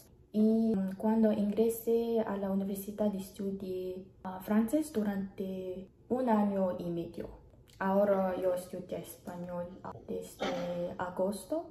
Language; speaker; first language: Spanish; non-native, learner; Mongolian